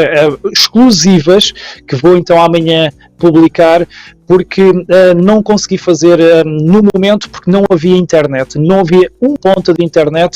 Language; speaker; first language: Portuguese; native; Portuguese